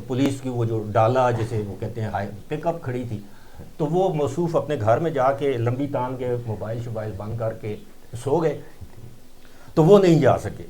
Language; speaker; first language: Urdu; non-native, local second language; Northern Hindko